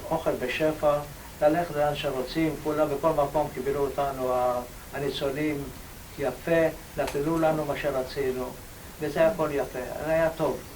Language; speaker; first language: Hebrew; non-native, fluent; Ladino